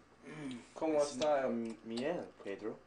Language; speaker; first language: Spanish; non-native, learner; English